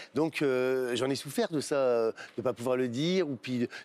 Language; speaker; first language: French; native; French